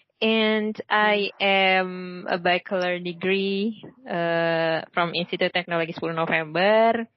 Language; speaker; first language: English; non-native, learner; Indonesian